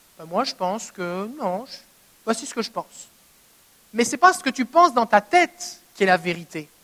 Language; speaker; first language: French; native; French